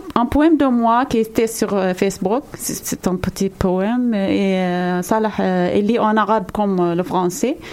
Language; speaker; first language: French; non-native, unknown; Arabic